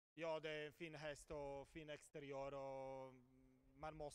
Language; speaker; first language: Swedish; non-native, fluent; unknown